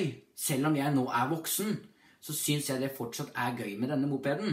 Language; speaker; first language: Norwegian; native; Norwegian